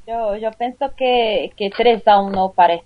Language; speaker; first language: Spanish; non-native, learner; Portuguese